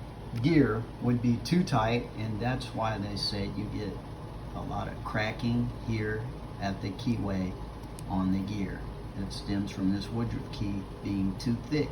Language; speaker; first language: English; native; English